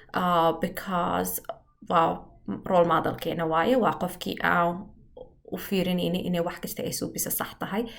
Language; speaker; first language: Somali; early bilingual, heritage; Somali